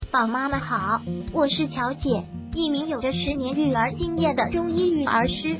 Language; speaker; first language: Chinese; native; Chinese